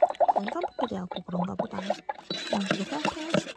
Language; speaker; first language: Korean; native; Korean